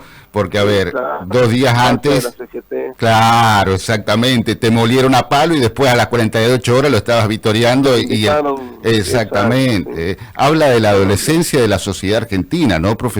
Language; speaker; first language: Spanish; native; Spanish